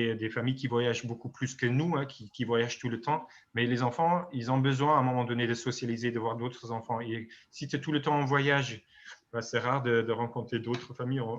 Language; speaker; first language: French; non-native, fluent; German